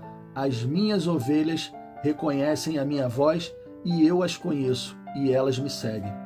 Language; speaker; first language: Portuguese; native; Portuguese